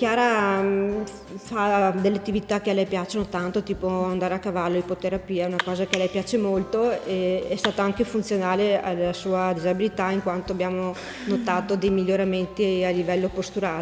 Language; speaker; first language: Italian; native; Italian